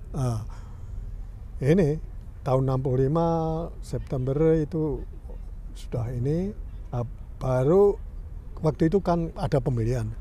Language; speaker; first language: Indonesian; native; Indonesian